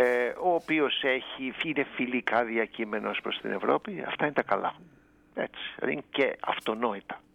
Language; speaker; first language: Greek; native; Greek